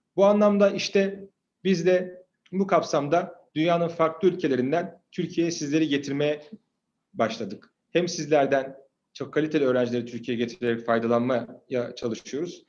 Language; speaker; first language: Turkish; native; Turkish